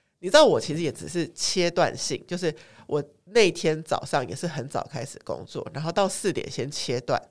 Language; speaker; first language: Chinese; native; Chinese